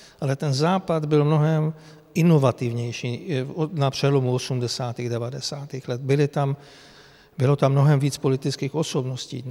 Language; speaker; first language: Czech; non-native, fluent; Hungarian